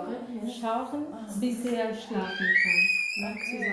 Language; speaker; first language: German; non-native, learner; Portuguese